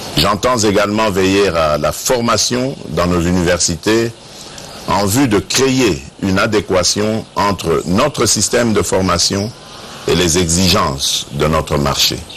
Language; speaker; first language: French; non-native, local second language; Luba-Lulua